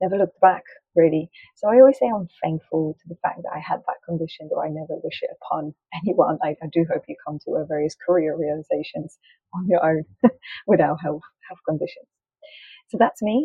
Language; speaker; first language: English; non-native, fluent; Polish